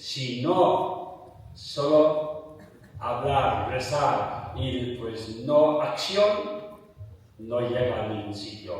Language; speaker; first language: Spanish; non-native, fluent; Tibetan